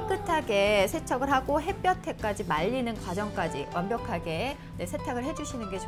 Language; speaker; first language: Korean; native; Korean